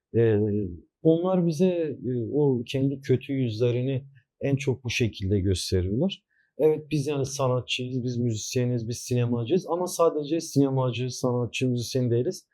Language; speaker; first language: Turkish; non-native, local second language; Kurdish